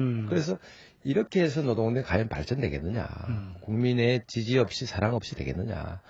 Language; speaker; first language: Korean; native; Korean